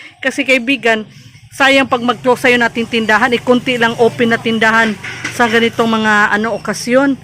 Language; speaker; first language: Filipino; non-native, local second language; Cebuano